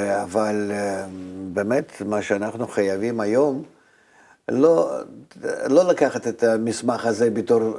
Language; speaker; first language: Hebrew; non-native, fluent; Russian